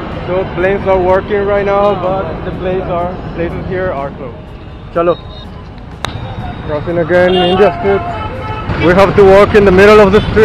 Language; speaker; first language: English; non-native, fluent; Spanish